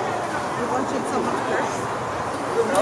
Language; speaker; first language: English; native; English